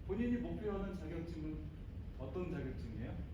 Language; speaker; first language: Korean; native; Korean